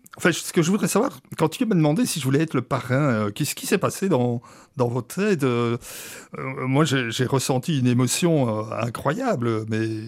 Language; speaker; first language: French; native; French